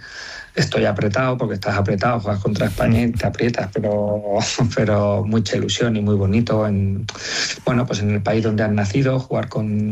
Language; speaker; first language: Spanish; native; Spanish